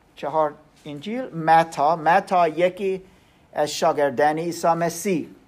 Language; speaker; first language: Persian; non-native, learner; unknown